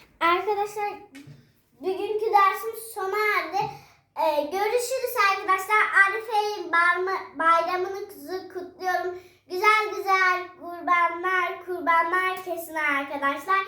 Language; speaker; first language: Turkish; native; Turkish